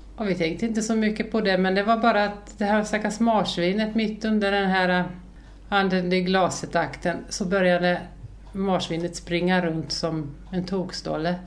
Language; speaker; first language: Swedish; early bilingual, other home language; Finnish